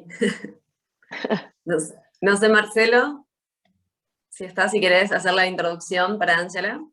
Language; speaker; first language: Spanish; native; Spanish